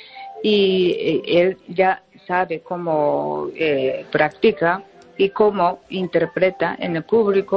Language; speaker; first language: Spanish; non-native, learner; Japanese